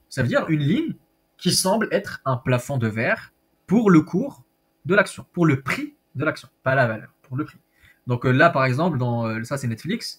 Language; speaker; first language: French; native; French